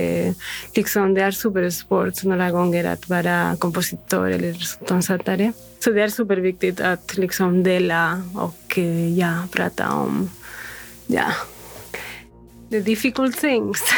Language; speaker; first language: Swedish; non-native, fluent; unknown